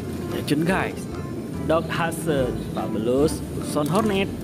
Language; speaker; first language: English; non-native, learner; Indonesian